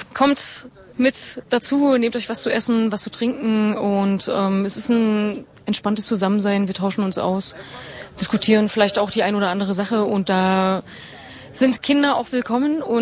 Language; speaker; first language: German; native; German